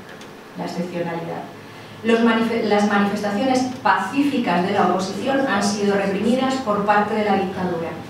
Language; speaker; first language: Spanish; native; Spanish